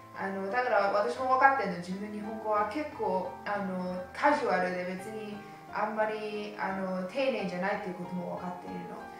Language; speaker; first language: Japanese; early bilingual, heritage; Japanese